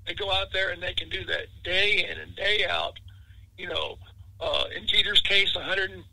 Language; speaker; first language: English; native; English